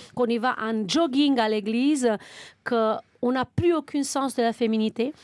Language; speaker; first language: French; non-native, fluent; Romanian